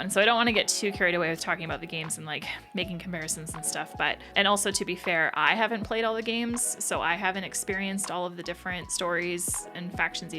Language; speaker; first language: English; native; English